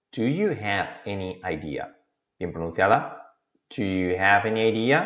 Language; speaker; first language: English; non-native, fluent; Spanish